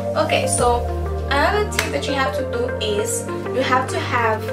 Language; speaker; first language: English; early bilingual, other home language; Portuguese